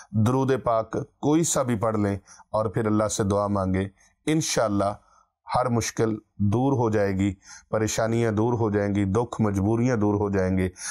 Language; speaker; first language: Urdu; non-native, local second language; Punjabi